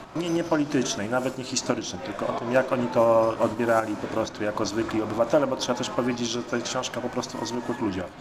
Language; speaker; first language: Polish; native; Polish